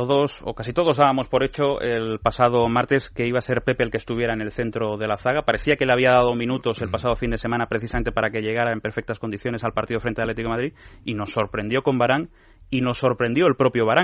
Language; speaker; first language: Spanish; native; Spanish